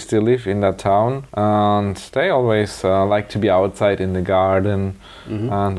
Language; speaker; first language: English; non-native, fluent; German